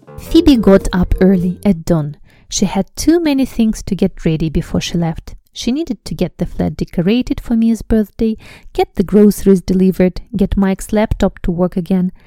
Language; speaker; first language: English; non-native, fluent; Russian